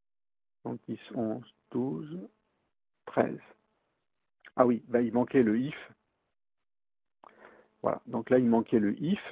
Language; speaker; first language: French; native; French